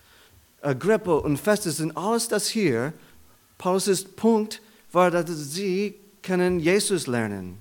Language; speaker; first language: German; non-native, learner; English